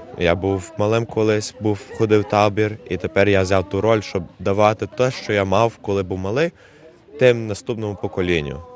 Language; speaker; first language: Ukrainian; early bilingual, heritage; Ukrainian